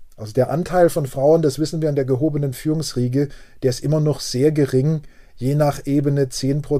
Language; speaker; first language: German; native; German